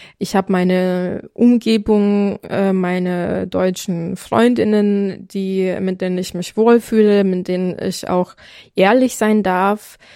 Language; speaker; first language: German; non-native, fluent; Ukrainian